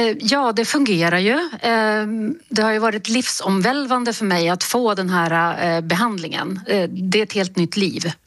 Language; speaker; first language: Swedish; native; Swedish